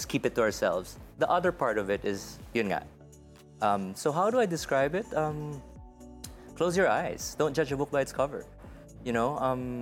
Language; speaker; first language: English; non-native, local second language; Hiligaynon